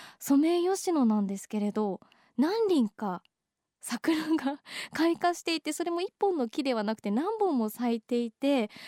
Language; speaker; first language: Japanese; native; Japanese